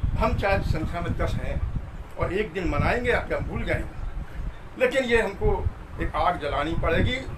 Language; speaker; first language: Hindi; native; Hindi